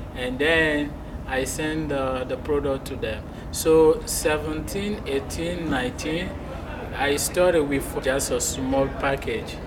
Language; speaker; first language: English; non-native, fluent; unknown